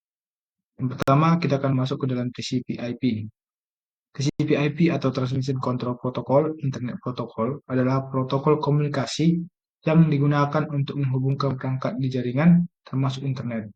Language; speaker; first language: Indonesian; native; Indonesian